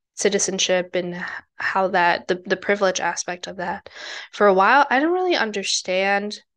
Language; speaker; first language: English; native; English